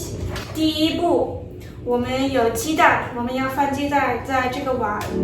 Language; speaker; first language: Chinese; early bilingual, heritage; English